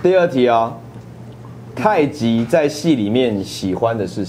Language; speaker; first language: Chinese; native; Chinese